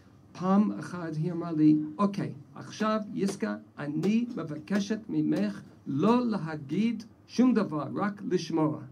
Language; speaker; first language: Hebrew; non-native, fluent; English